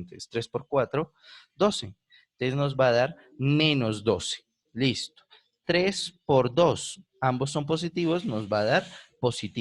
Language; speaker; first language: Spanish; native; Spanish